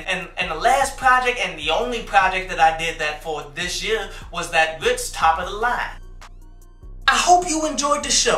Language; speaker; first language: English; native; English